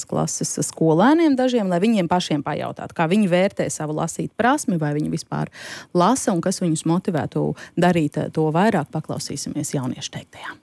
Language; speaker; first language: Latvian; native; Latvian